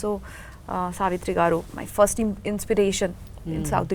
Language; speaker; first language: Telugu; non-native, learner; Bangla